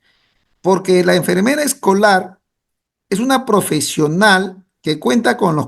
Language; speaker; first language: Spanish; native; Spanish